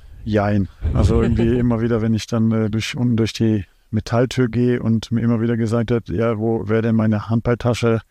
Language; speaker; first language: German; native; German